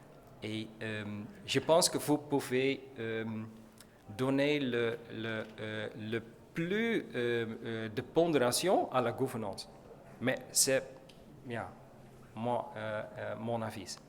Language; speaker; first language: French; non-native, learner; Dutch